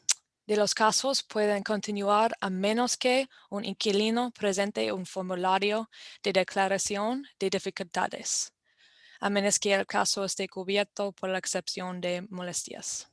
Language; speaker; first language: Spanish; non-native, fluent; English